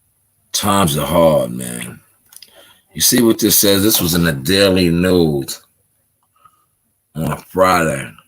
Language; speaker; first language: English; native; English